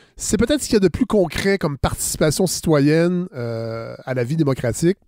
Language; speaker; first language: French; native; French